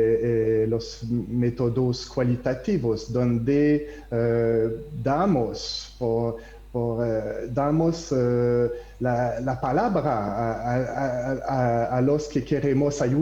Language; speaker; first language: Spanish; non-native, learner; French